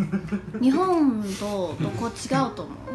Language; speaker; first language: Japanese; non-native, learner; Chinese